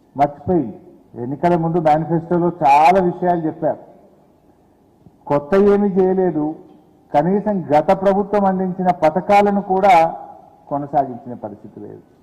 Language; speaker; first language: Telugu; native; Telugu